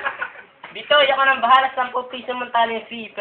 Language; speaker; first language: Filipino; native; Filipino